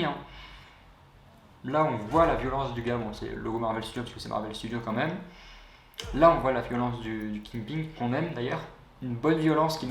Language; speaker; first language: French; native; French